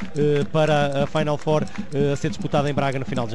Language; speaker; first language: Portuguese; native; Portuguese